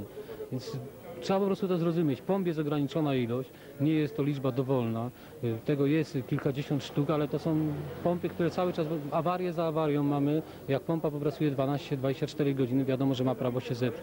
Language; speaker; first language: Polish; native; Polish